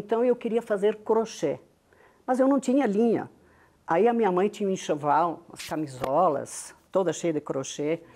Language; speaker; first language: Portuguese; non-native, local second language; Venetian